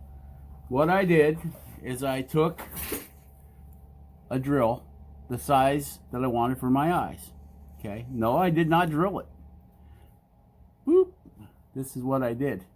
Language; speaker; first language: English; native; English